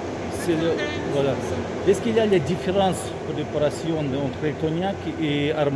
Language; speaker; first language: French; non-native, learner; Russian